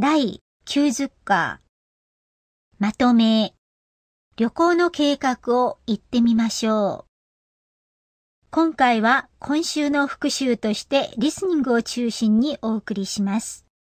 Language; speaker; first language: Japanese; non-native, fluent; Korean